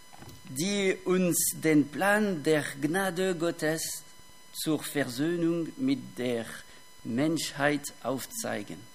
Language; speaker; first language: German; non-native, fluent; French